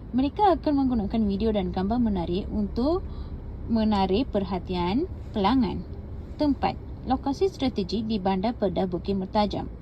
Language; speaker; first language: Malay; non-native, local second language; Tamil